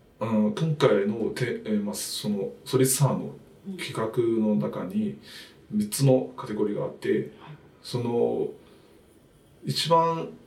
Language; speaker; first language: Japanese; non-native, fluent; Chinese